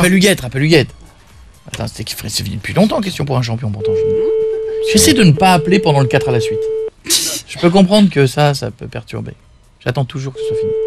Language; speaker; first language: French; native; French